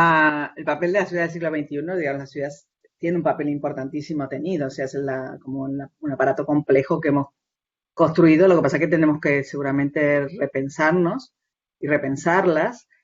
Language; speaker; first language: Spanish; native; Spanish